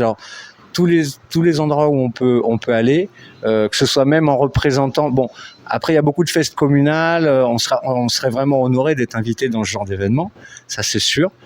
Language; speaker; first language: French; native; French